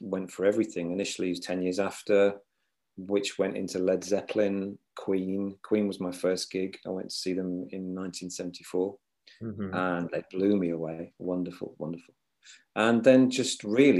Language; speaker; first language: English; native; English